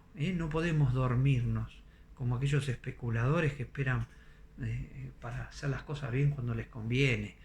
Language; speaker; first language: Spanish; native; Spanish